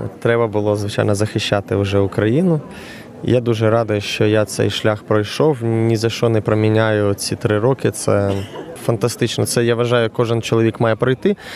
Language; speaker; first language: Ukrainian; non-native, local second language; Russian